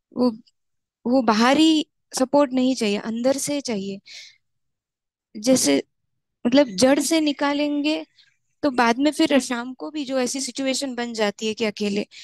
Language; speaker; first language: Hindi; non-native, local second language; Marathi